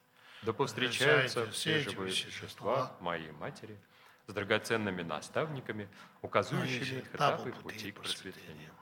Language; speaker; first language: Russian; native; Russian